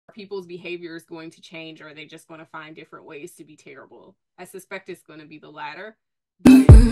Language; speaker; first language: English; native; English